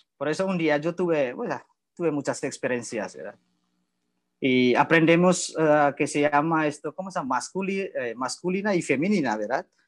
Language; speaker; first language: Spanish; non-native, learner; Indonesian